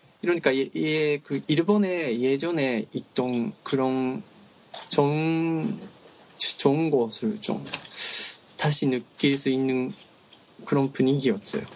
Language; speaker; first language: Korean; non-native, learner; Japanese